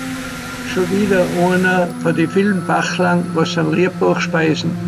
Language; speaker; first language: German; native; German